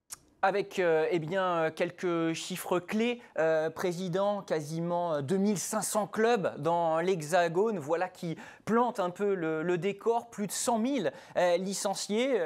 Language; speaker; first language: French; native; French